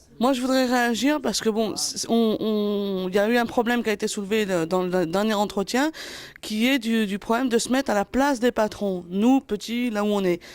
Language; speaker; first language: French; native; French